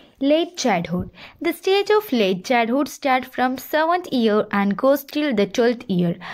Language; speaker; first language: English; non-native, local second language; Malayalam